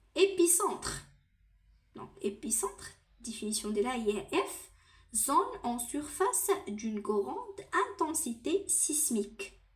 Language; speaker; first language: French; non-native, local second language; Arabic